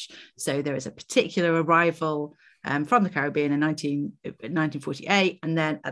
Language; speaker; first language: English; native; English